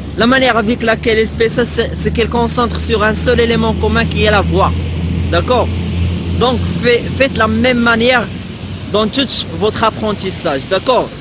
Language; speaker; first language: French; non-native, local second language; Arabic